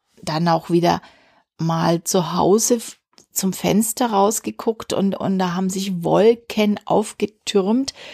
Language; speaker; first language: German; native; German